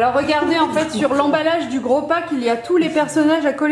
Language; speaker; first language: French; native; French